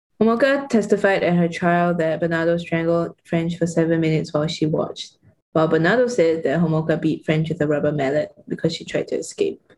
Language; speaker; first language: English; native; English